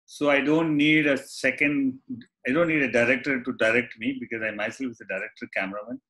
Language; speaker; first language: English; non-native, local second language; Tamil